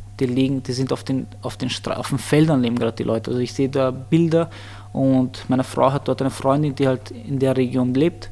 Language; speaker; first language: German; early bilingual, other home language; Armenian